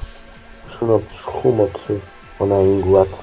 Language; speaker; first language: German; non-native, local second language; Luxembourgish